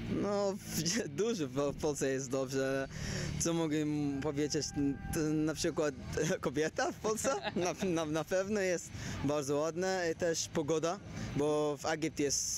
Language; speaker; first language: Polish; non-native, learner; Arabic